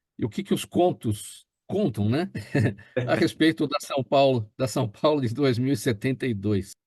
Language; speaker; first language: Portuguese; native; Portuguese